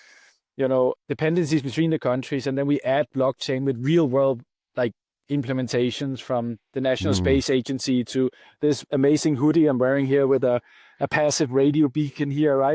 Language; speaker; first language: English; non-native, fluent; Danish